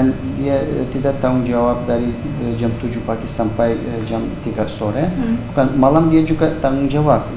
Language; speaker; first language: Indonesian; non-native, fluent; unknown